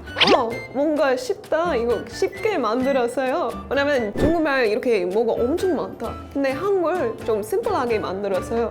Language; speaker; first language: Korean; non-native, learner; English